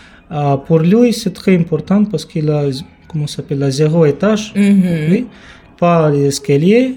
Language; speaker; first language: French; non-native, learner; Romanian